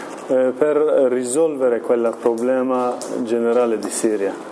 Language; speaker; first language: Italian; non-native, learner; Kurdish